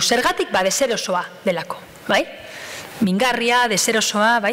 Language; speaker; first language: Basque; non-native, fluent; Spanish